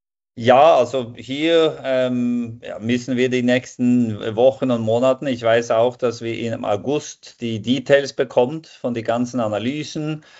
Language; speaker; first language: German; non-native, fluent; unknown